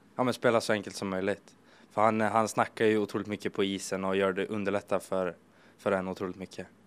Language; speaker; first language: Swedish; native; Swedish